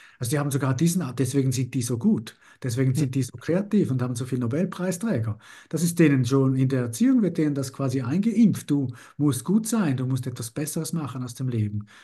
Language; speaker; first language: German; early bilingual, other home language; Spanish